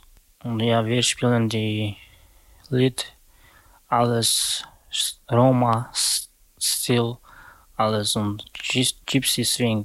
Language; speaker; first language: German; non-native, learner; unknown